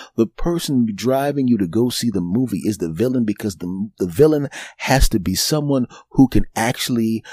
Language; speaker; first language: English; native; English